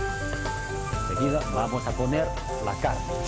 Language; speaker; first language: Spanish; non-native, fluent; Chinese